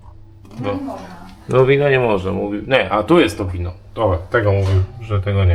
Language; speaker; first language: Polish; native; Polish